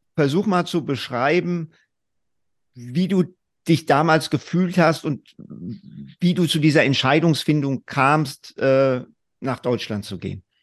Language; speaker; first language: German; native; German